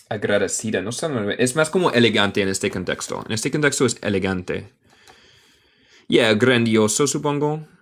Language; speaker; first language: Spanish; non-native, learner; English